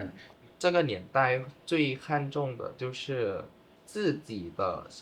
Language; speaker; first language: Chinese; non-native, fluent; Thai